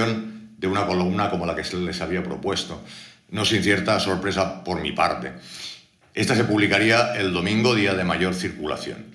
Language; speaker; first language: Spanish; native; Spanish